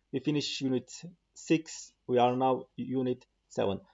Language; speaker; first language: English; non-native, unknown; Turkish